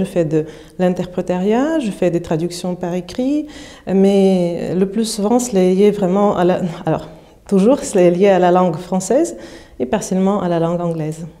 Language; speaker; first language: French; non-native, fluent; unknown